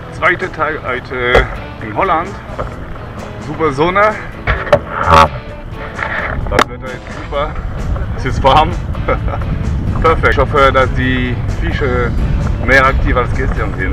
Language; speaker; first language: German; non-native, learner; French